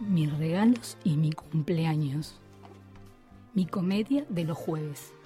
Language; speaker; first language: Spanish; native; Spanish